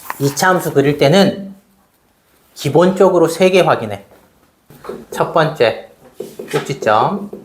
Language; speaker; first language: Korean; native; Korean